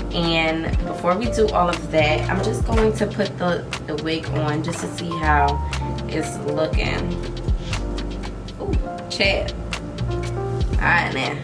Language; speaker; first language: English; native; English